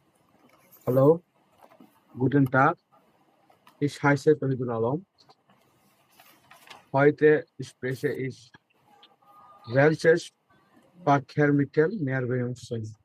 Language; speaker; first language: German; non-native, learner; Bangla